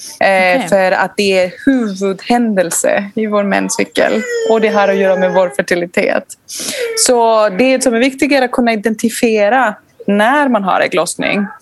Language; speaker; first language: Swedish; non-native, fluent; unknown